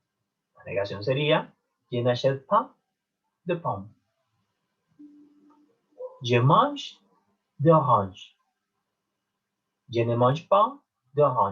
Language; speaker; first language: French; non-native, learner; Spanish